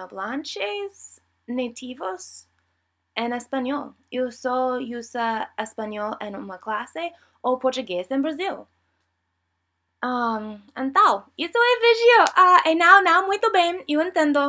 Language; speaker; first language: Portuguese; non-native, learner; English